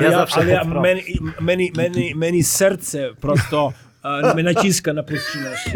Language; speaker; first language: Polish; non-native, learner; Croatian